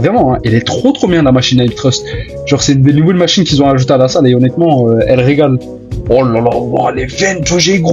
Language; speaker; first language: French; native; French